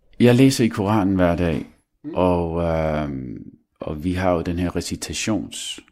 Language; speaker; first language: Danish; early bilingual, other home language; Arabic